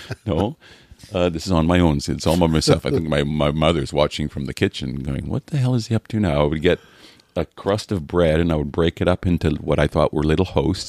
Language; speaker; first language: English; native; English